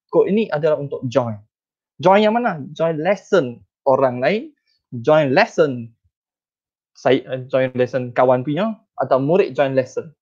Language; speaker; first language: Malay; non-native, local second language; Chinese